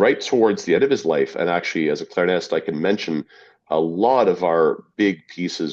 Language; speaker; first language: English; native; English